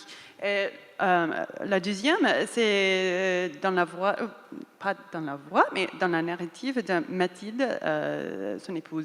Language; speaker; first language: French; non-native, fluent; English